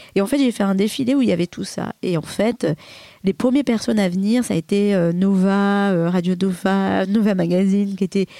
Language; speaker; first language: French; early bilingual, other home language; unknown